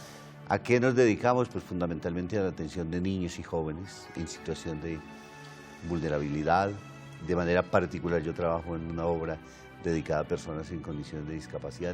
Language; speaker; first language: Spanish; native; Spanish